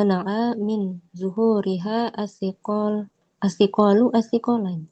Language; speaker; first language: Arabic; non-native, learner; Indonesian